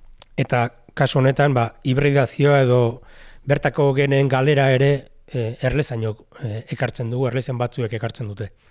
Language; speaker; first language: Basque; native; Basque